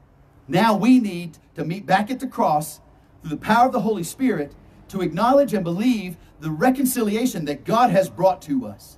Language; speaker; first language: English; native; English